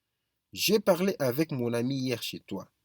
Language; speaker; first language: French; non-native, fluent; Spanish